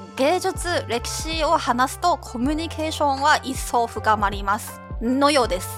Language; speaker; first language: Japanese; non-native, fluent; Chinese